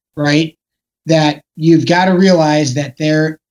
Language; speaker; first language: English; native; English